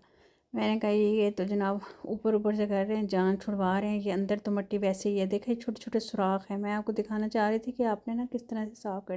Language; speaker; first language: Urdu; non-native, local second language; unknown